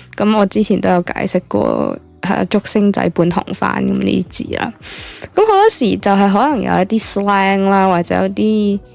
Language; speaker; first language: Cantonese; native; Cantonese